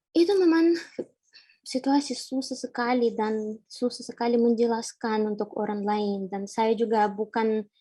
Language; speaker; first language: Indonesian; non-native, fluent; Ukrainian